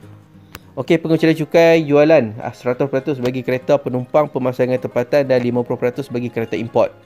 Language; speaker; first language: Malay; native; Malay